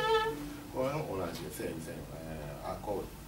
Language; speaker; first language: Japanese; non-native, fluent; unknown